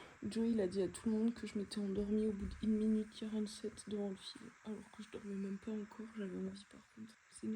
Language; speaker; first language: French; native; French